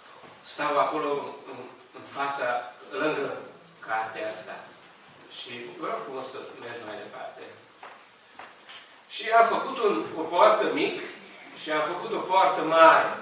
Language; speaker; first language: Romanian; non-native, learner; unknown